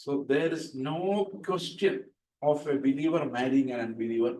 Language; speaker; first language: English; non-native, local second language; Malayalam